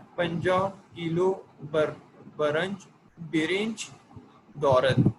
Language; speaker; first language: Persian; non-native, learner; Urdu